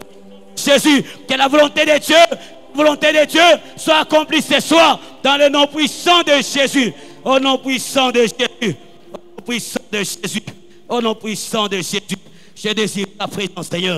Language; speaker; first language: French; non-native, local second language; Lingala